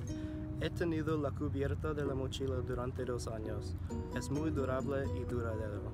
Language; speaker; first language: Spanish; non-native, learner; English